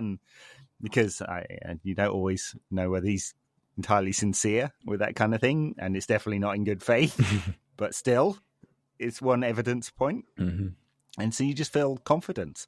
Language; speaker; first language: English; native; English